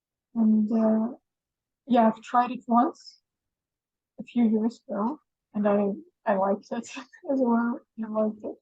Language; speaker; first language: English; non-native, fluent; Russian